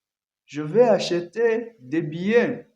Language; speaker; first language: French; non-native, learner; Kinyarwanda